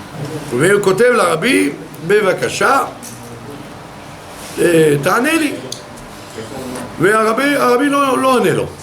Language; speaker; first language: Hebrew; non-native, fluent; French